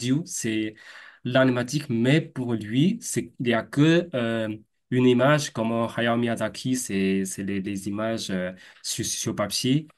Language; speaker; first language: French; non-native, fluent; Chinese